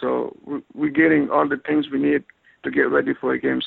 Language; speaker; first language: English; non-native, fluent; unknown